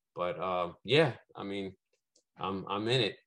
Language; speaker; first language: English; native; English